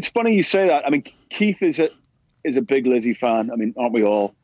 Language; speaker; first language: English; native; English